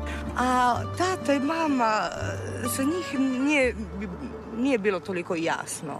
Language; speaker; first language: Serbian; non-native, fluent; Italian